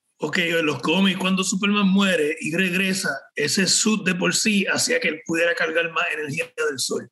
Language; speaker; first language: Spanish; native; Spanish